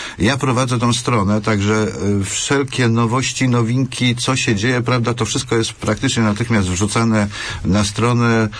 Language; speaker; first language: Polish; native; Polish